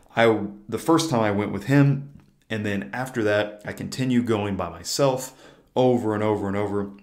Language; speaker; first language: English; native; English